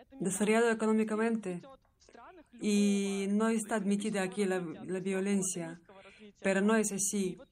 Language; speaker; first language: Spanish; non-native, learner; Russian